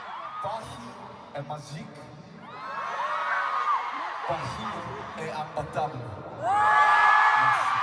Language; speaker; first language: French; non-native, learner; Korean